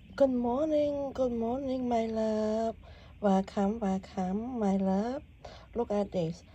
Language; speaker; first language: English; non-native, learner; Khmer